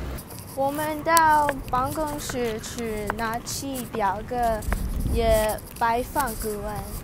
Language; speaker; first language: Chinese; non-native, learner; English